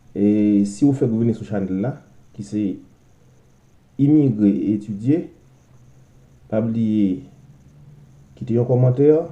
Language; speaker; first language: French; non-native, local second language; Haitian Creole